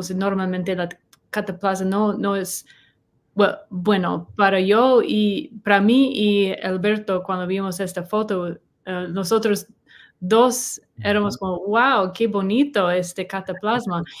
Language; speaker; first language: Spanish; non-native, learner; English